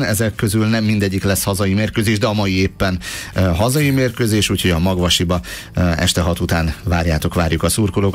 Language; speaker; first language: Hungarian; native; Hungarian